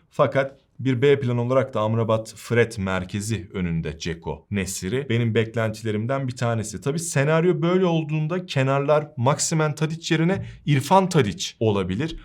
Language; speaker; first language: Turkish; native; Turkish